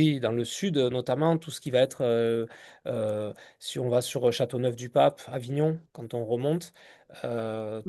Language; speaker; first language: French; native; French